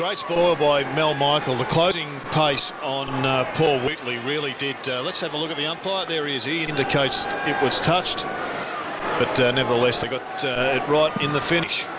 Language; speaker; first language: English; native; English